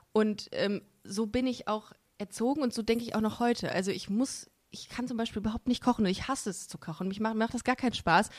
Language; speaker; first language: German; native; German